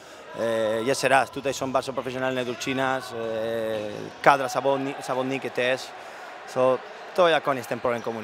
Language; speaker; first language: Polish; non-native, learner; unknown